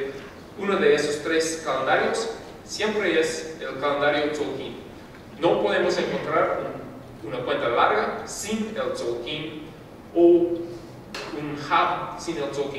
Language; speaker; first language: Spanish; non-native, fluent; English